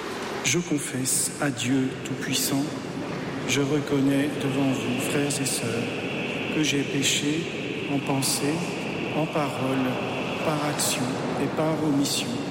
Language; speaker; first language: French; native; French